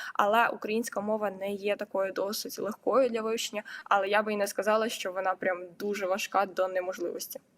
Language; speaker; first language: Ukrainian; native; Ukrainian